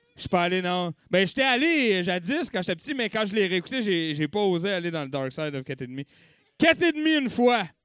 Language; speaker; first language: French; native; French